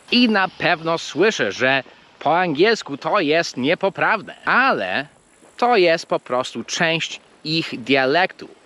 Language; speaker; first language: Polish; non-native, fluent; English